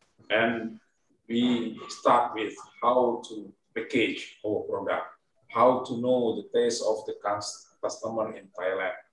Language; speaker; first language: English; non-native, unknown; Indonesian